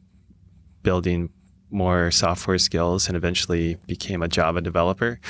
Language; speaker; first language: English; native; English